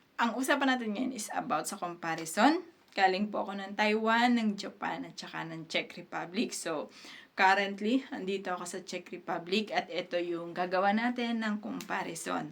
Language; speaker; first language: Filipino; native; Filipino